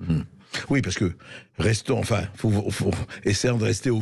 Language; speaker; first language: French; native; French